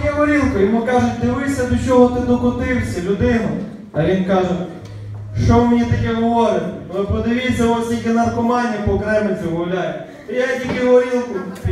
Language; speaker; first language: Ukrainian; native; Ukrainian